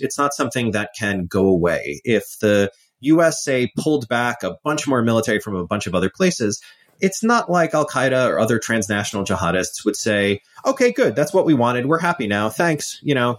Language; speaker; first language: English; native; English